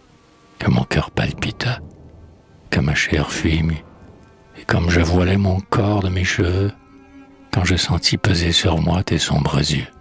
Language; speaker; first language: French; native; French